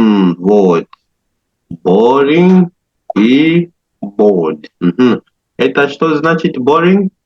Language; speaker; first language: Russian; non-native, learner; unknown